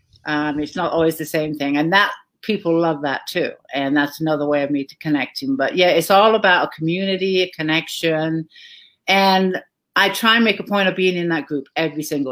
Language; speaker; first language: English; native; English